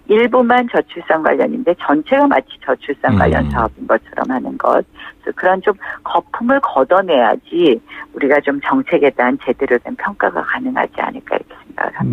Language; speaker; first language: Korean; native; Korean